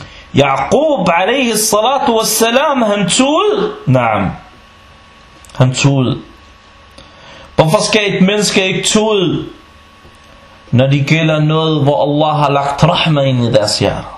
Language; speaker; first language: Danish; non-native, fluent; Arabic